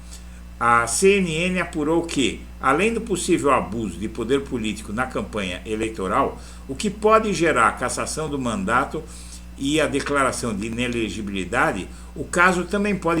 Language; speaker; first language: Portuguese; native; Portuguese